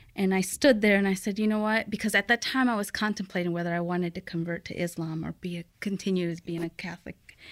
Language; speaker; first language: English; early bilingual, other home language; Spanish